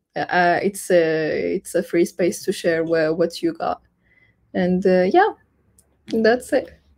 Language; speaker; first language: English; non-native, fluent; Arabic